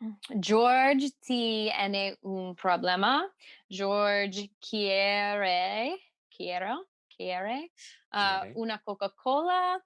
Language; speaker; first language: Spanish; non-native, learner; English